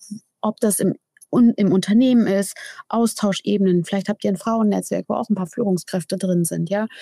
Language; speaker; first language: German; native; German